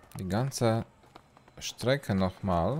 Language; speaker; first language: German; non-native, learner; Polish